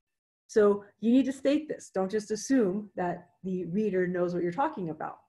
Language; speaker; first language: English; native; English